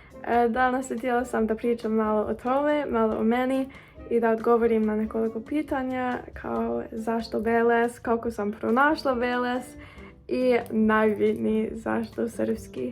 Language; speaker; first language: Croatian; non-native, learner; English